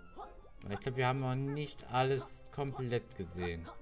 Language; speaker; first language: German; native; German